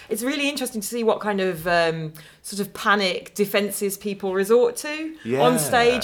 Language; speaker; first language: English; native; English